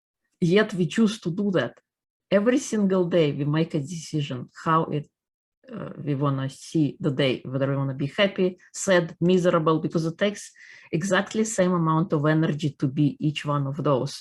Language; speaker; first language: English; non-native, fluent; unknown